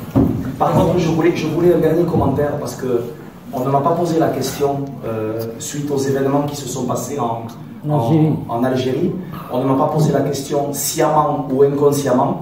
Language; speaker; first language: French; native; French